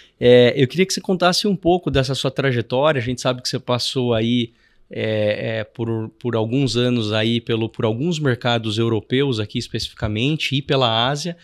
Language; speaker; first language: Portuguese; native; Portuguese